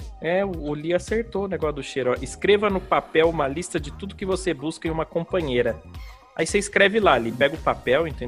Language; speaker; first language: Portuguese; native; Portuguese